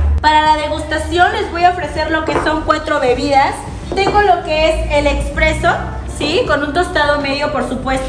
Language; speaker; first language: Spanish; native; Spanish